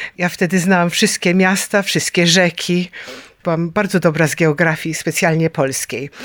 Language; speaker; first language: Polish; early bilingual, heritage; Polish